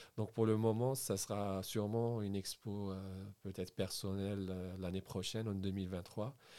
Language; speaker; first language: French; non-native, local second language; Arabic